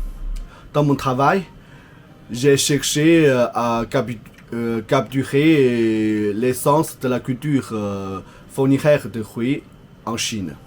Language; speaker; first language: French; non-native, fluent; Chinese